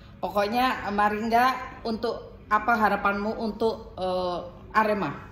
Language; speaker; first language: Indonesian; native; Indonesian